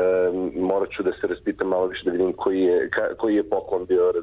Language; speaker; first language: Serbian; early bilingual, heritage; Croatian